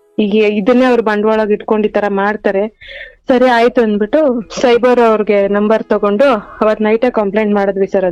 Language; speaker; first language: Kannada; native; Kannada